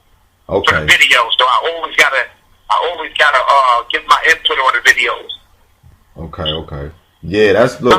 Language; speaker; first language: English; native; English